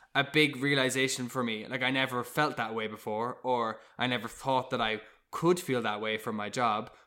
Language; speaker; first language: English; native; English